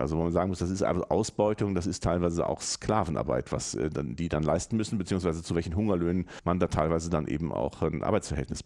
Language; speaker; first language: German; native; German